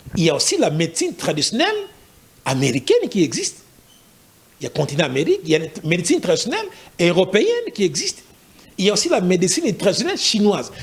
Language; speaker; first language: French; non-native, local second language; Lingala